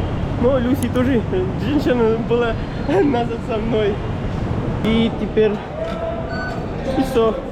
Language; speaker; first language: Russian; non-native, learner; Pashto